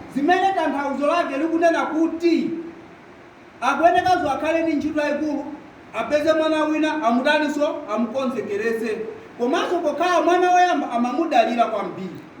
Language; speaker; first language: Nyanja; non-native, local second language; Tumbuka